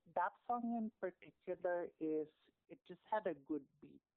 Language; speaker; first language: English; non-native, local second language; Filipino